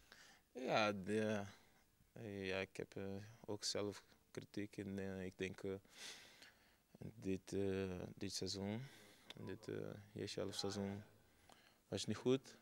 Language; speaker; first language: Dutch; non-native, learner; Portuguese